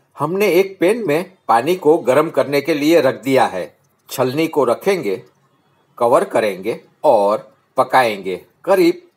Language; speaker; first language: Hindi; non-native, local second language; Gujarati